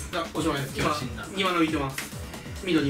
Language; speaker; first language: Japanese; native; Japanese